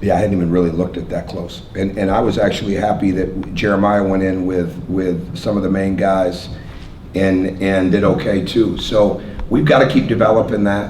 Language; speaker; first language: English; native; English